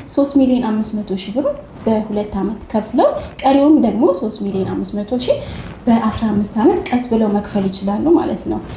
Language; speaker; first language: Amharic; native; Amharic